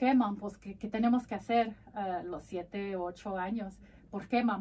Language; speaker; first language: Spanish; early bilingual, heritage; Spanish